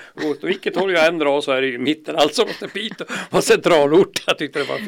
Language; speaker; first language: Swedish; native; Swedish